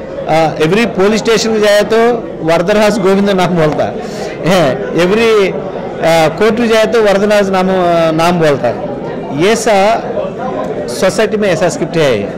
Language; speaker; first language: Hindi; non-native, local second language; Telugu